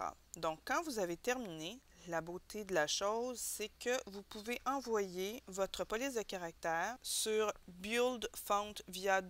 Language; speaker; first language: French; native; French